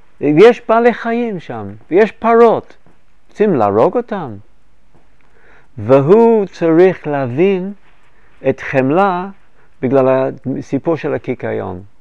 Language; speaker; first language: Hebrew; non-native, fluent; English